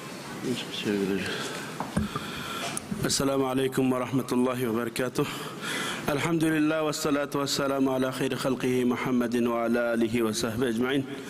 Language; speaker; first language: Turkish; non-native, learner; Uyghur